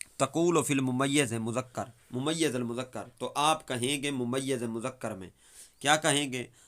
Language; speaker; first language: Urdu; native; Urdu